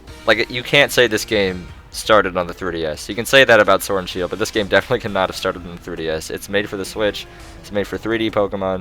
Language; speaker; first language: English; native; English